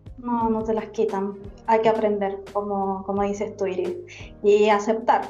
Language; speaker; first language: Spanish; native; Spanish